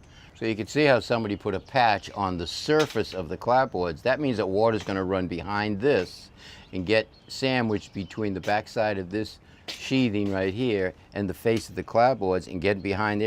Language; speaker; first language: English; native; English